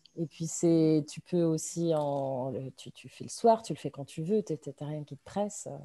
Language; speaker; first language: French; native; French